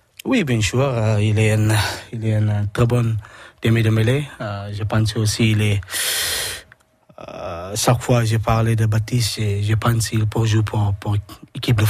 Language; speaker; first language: French; non-native, learner; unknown